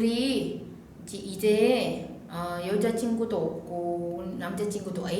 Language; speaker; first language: Korean; non-native, fluent; Indonesian